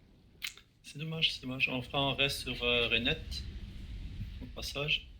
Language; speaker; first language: French; native; French